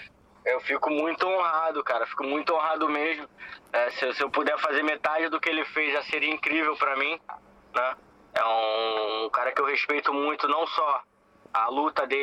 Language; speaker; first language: Portuguese; native; Portuguese